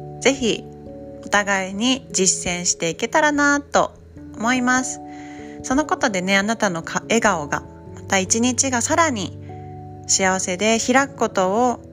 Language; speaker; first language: Japanese; native; Japanese